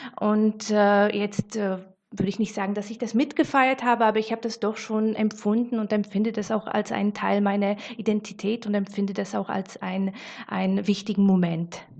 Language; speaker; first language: German; non-native, fluent; Slovak